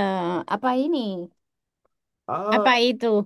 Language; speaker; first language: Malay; non-native, learner; German